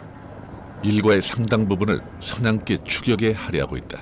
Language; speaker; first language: Korean; native; Korean